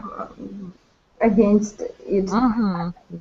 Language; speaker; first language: English; non-native, learner; Russian